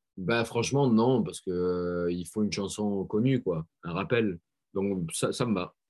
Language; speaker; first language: French; native; French